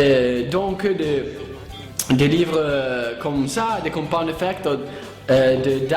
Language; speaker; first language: French; non-native, learner; Italian